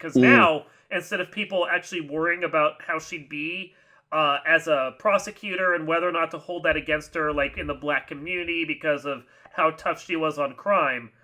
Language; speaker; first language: English; native; English